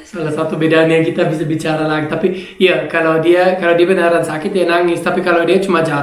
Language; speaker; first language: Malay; non-native, fluent; German